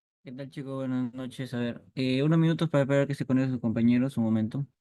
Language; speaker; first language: Spanish; native; Spanish